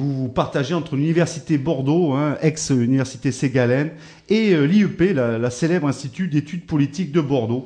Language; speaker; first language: French; native; French